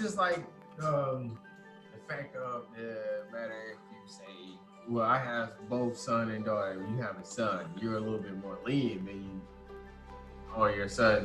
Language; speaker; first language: English; native; English